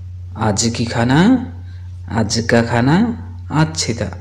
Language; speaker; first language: Hindi; non-native, fluent; Bangla